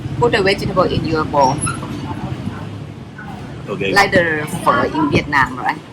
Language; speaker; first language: English; non-native, learner; Thai